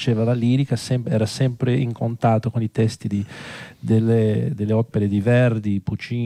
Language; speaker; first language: Italian; non-native, fluent; Portuguese